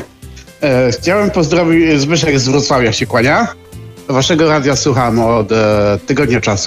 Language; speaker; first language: Polish; native; Polish